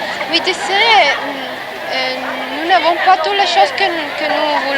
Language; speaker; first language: French; non-native, learner; Spanish